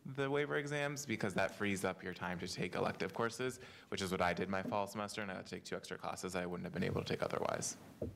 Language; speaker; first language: English; native; English